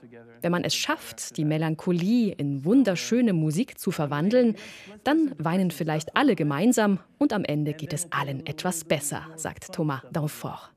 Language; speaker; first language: German; native; German